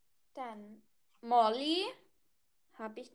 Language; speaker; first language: German; native; German